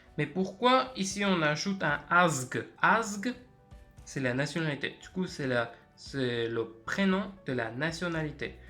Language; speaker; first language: French; native; French